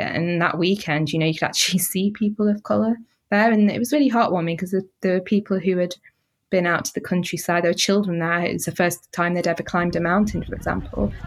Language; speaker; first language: English; native; English